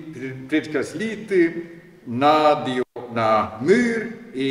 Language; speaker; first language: Ukrainian; non-native, learner; Swedish